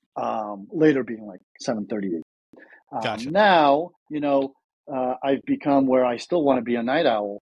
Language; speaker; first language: English; early bilingual, other home language; Russian